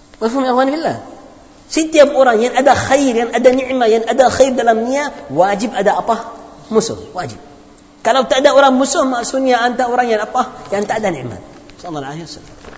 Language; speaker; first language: Indonesian; non-native, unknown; Arabic